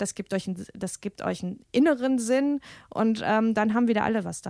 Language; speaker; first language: German; native; German